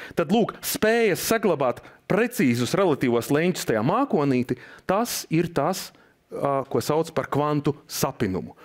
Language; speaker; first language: Latvian; non-native, local second language; Russian